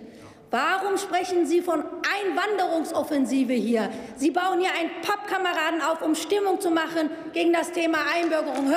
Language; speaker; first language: German; early bilingual, other home language; Turkish